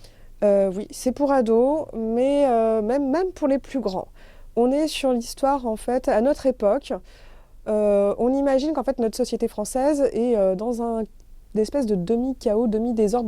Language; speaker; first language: French; native; French